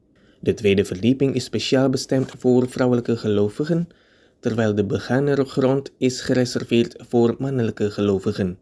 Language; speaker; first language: Dutch; non-native, fluent; Indonesian